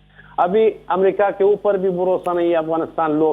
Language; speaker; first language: Hindi; non-native, learner; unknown